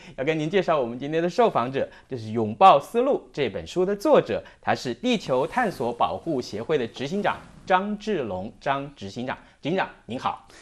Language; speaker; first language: Chinese; native; Chinese